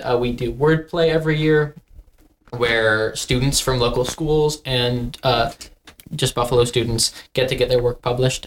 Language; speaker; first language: English; native; English